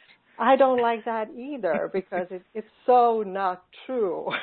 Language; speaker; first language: English; non-native, fluent; Finnish